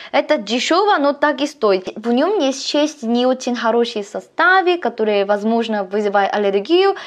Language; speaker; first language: Russian; non-native, learner; Korean